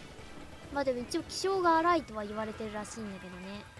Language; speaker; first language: Japanese; native; Japanese